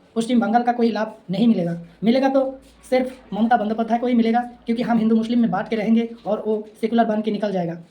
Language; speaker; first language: Hindi; non-native, local second language; Bangla